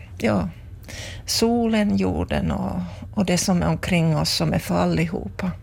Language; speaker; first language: Swedish; native; Swedish